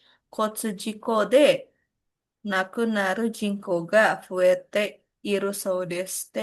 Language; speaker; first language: Japanese; non-native, fluent; Indonesian